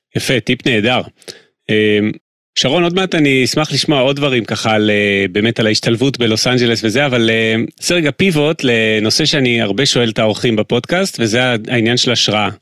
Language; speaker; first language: Hebrew; native; Hebrew